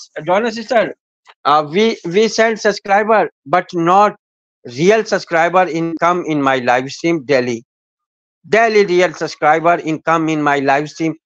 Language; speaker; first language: English; non-native, learner; Urdu